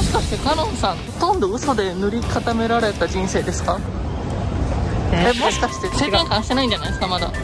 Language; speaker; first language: Japanese; native; Japanese